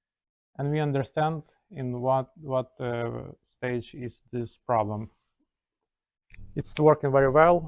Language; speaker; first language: English; non-native, learner; Ukrainian